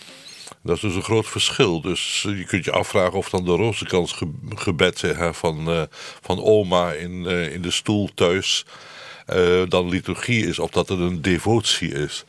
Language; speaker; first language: Dutch; native; Dutch